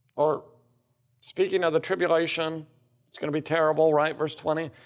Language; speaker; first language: English; native; English